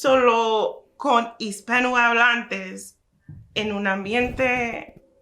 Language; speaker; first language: Spanish; non-native, fluent; English